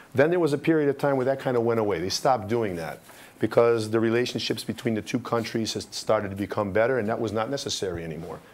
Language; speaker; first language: English; early bilingual, other home language; Russian